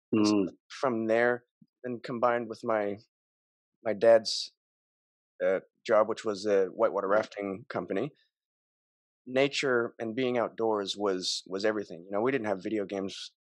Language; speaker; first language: English; native; English